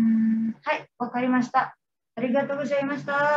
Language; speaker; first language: Japanese; non-native, learner; Indonesian